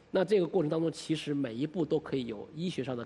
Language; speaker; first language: Chinese; native; Chinese